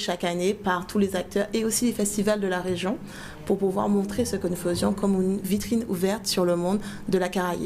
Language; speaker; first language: French; native; French